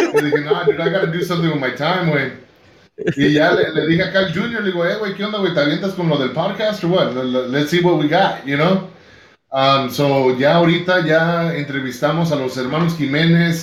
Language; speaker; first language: English; native; English